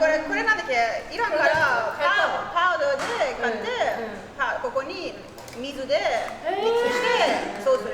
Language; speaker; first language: Japanese; non-native, learner; Persian